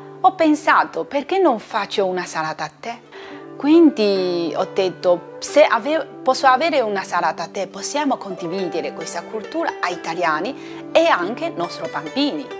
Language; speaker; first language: Italian; non-native, learner; Chinese